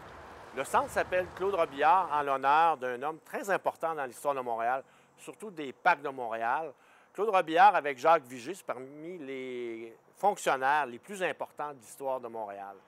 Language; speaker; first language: French; native; French